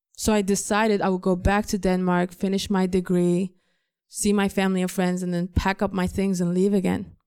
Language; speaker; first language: English; non-native, fluent; Danish